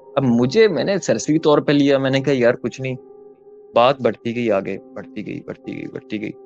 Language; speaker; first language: Urdu; early bilingual, heritage; Urdu